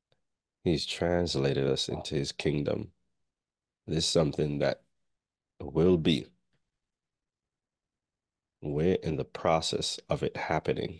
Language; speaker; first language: English; native; English